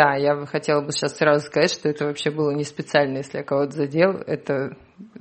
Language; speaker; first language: Russian; native; Russian